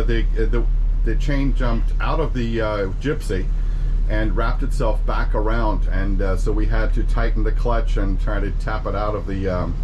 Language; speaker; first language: English; native; English